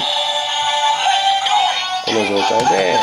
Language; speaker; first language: Japanese; native; Japanese